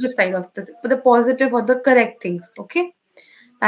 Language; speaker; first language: English; non-native, local second language; Bangla